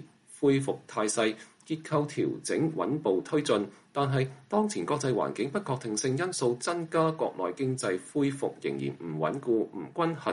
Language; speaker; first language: Chinese; native; Chinese